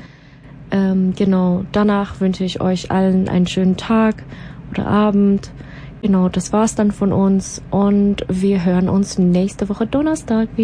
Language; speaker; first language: German; native; German